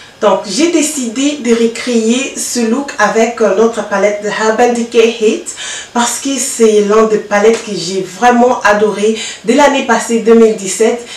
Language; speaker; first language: French; non-native, local second language; Lingala